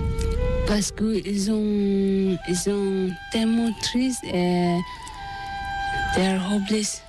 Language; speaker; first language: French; non-native, learner; Tibetan